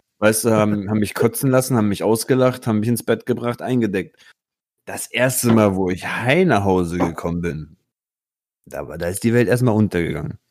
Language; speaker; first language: German; early bilingual, other home language; Italian